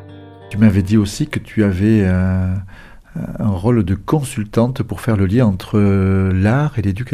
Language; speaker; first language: French; native; French